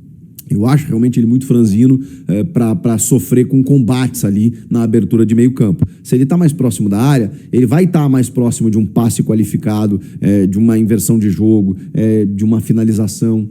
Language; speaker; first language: Portuguese; native; Portuguese